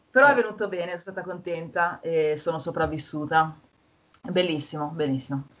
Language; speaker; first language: Italian; native; Italian